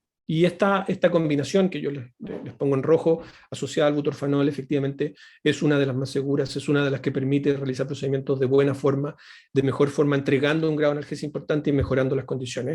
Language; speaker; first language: Spanish; native; Spanish